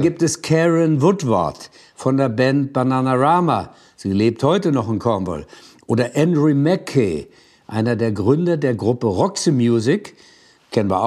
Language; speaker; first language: German; native; German